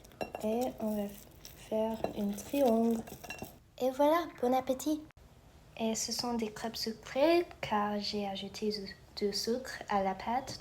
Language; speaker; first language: French; non-native, fluent; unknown